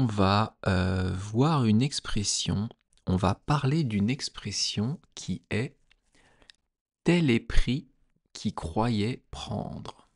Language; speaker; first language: French; native; French